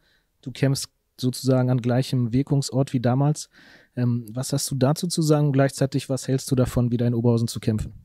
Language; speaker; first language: German; native; German